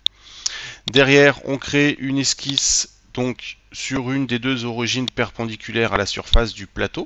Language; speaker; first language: French; native; French